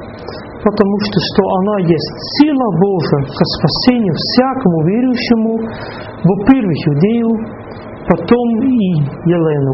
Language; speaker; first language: Russian; non-native, fluent; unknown